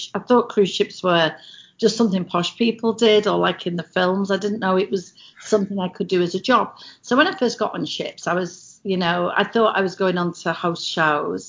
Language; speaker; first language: English; native; English